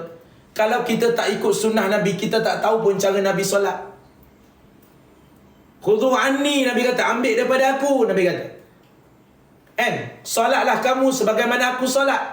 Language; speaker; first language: Malay; native; Malay